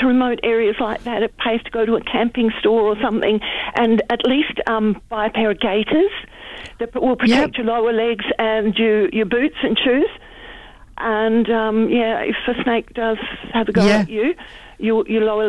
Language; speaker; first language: English; native; English